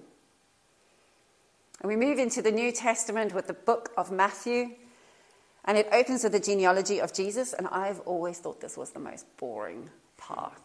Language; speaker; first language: English; native; English